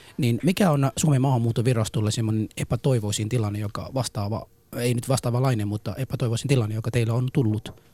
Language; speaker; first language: Finnish; early bilingual, other home language; Somali